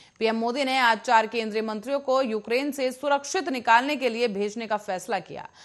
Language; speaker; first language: Hindi; native; Hindi